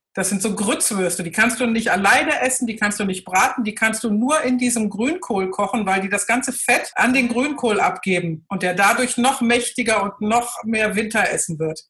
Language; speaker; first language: German; native; German